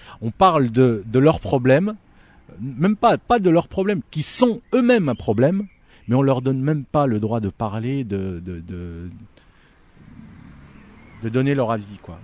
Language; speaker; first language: French; early bilingual, other home language; Arabic